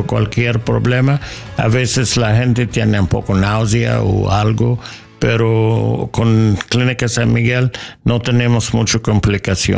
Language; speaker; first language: Spanish; non-native, learner; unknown